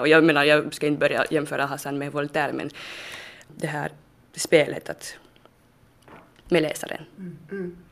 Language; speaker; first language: Swedish; non-native, fluent; French